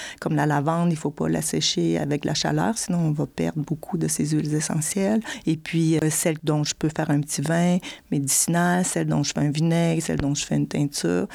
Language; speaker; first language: French; native; French